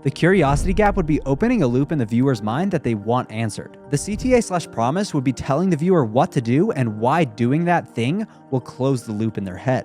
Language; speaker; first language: English; native; English